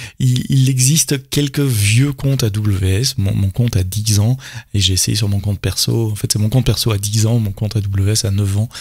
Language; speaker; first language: French; native; French